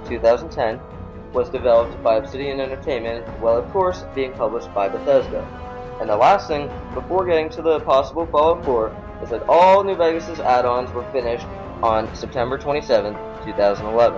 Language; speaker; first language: English; native; English